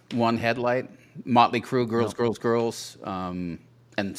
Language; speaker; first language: English; native; English